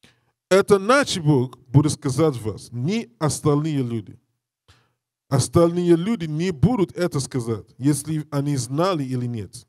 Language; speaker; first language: Russian; non-native, learner; English